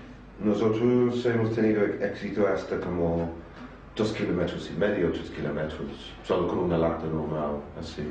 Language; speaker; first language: Spanish; non-native, fluent; English